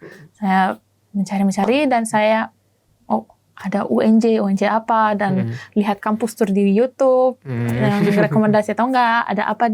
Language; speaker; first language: Indonesian; non-native, learner; German